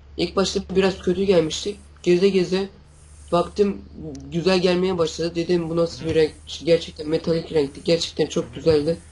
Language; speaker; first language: Turkish; early bilingual, heritage; Turkish